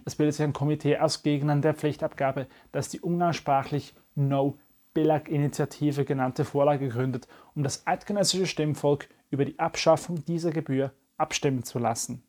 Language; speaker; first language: German; native; German